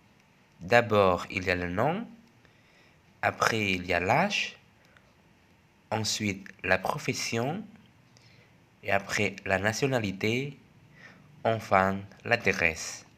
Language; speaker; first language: French; non-native, fluent; Indonesian